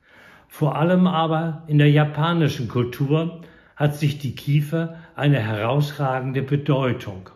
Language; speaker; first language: German; native; German